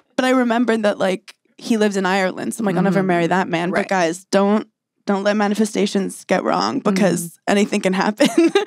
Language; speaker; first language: English; native; English